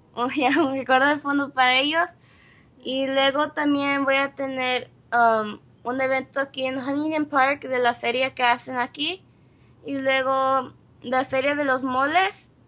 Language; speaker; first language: Spanish; early bilingual, heritage; Spanish